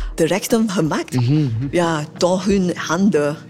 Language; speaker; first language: Dutch; non-native, fluent; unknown